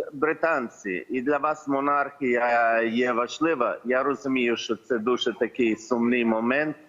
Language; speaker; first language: Ukrainian; early bilingual, heritage; Ukrainian